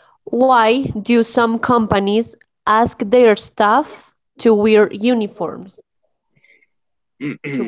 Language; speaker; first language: English; non-native, learner; Spanish